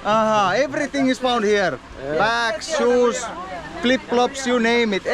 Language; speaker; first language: English; non-native, fluent; Finnish